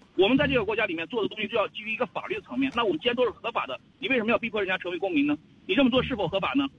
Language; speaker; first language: Chinese; native; Chinese